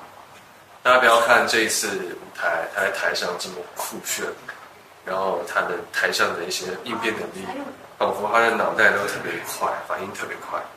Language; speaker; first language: Chinese; native; Chinese